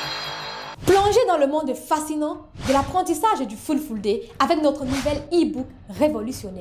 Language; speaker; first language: French; non-native, local second language; Fula